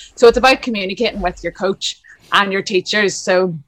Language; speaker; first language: English; native; English